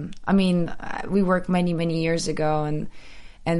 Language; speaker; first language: English; early bilingual, other home language; Polish